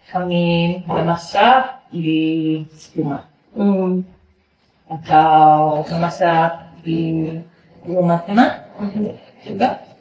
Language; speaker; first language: Indonesian; non-native, learner; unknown